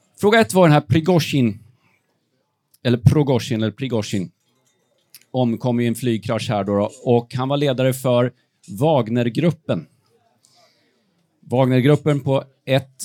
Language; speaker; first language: Swedish; native; Swedish